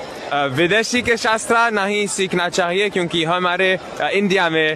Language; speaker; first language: Hindi; non-native, learner; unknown